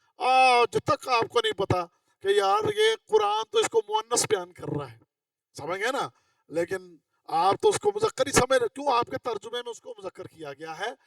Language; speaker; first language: Urdu; non-native, local second language; Punjabi